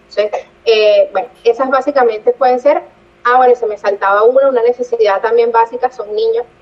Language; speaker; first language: Spanish; native; Spanish